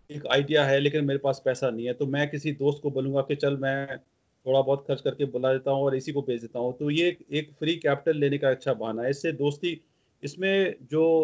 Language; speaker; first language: Hindi; non-native, local second language; Punjabi